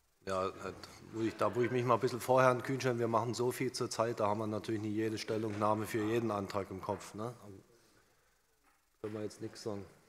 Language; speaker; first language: German; native; German